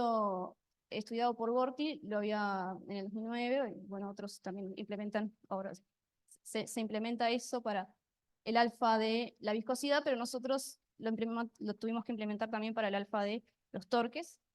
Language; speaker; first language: Spanish; native; Spanish